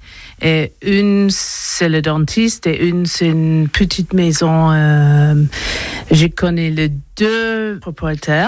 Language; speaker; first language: French; non-native, learner; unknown